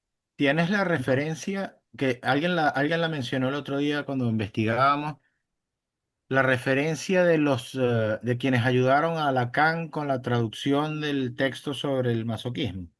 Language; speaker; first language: Spanish; native; Spanish